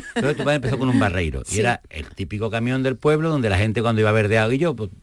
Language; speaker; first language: Spanish; native; Spanish